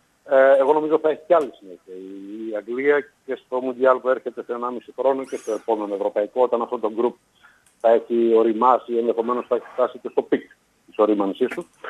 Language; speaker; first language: Greek; native; Greek